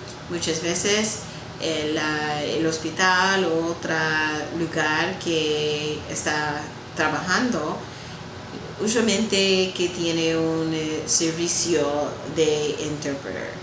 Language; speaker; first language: Spanish; non-native, learner; English